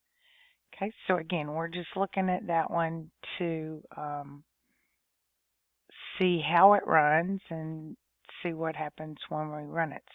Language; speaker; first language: English; native; English